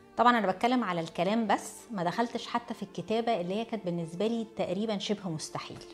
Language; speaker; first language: Arabic; early bilingual, heritage; Arabic